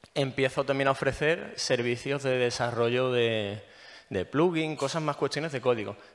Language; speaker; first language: Spanish; native; Spanish